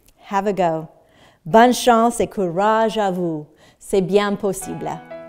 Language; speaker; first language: French; non-native, fluent; English